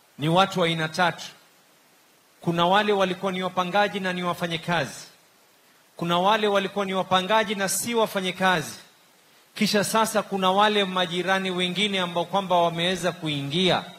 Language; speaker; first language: Swahili; native; Swahili